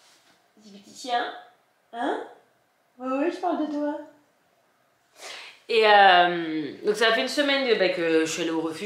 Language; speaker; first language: French; native; French